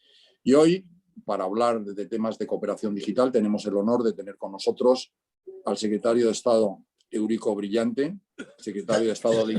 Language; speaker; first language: Spanish; native; Spanish